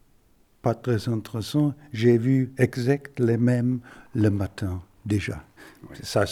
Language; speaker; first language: French; non-native, fluent; German